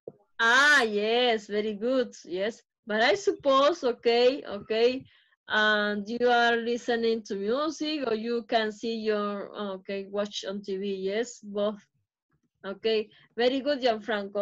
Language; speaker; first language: English; non-native, fluent; Spanish